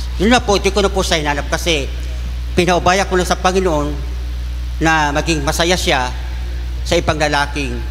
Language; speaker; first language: Filipino; non-native, local second language; Bikol